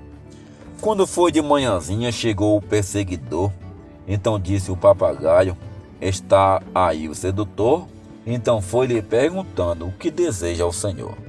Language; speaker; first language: Portuguese; native; Portuguese